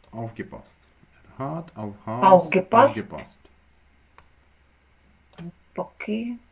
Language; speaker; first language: German; non-native, learner; Ukrainian